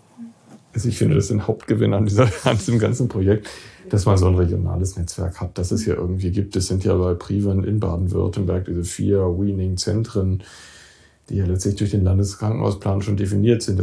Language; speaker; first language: German; native; German